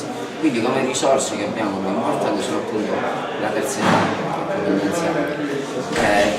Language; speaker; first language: Italian; native; Italian